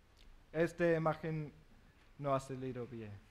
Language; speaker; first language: Spanish; non-native, learner; English